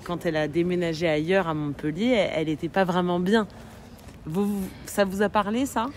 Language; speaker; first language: French; native; French